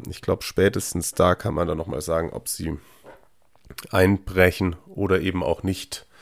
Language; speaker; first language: German; native; German